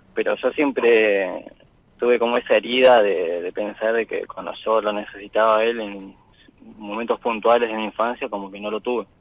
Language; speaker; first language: Spanish; native; Spanish